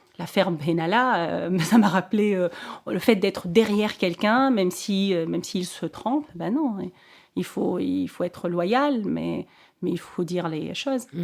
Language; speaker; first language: French; non-native, local second language; Arabic